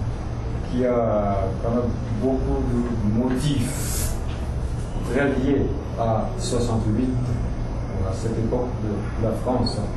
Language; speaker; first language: French; non-native, fluent; Japanese